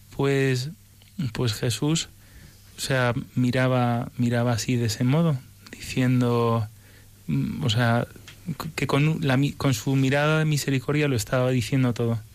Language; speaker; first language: Spanish; early bilingual, other home language; English